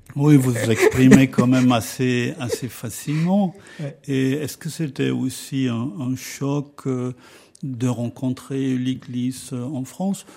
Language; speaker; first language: French; native; French